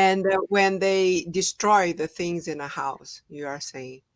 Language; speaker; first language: English; non-native, fluent; Portuguese